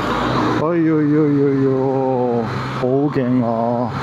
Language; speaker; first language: Chinese; non-native, learner; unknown